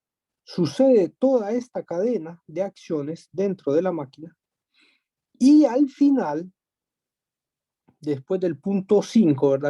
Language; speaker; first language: Spanish; native; Spanish